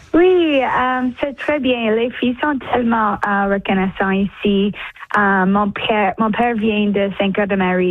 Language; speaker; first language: French; non-native, local second language; English